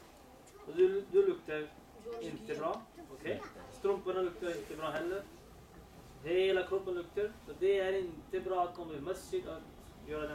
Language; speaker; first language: Swedish; non-native, learner; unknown